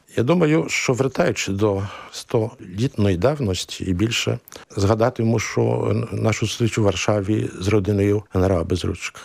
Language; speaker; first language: Ukrainian; early bilingual, heritage; Ukrainian